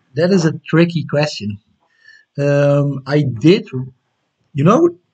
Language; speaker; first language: English; non-native, fluent; Dutch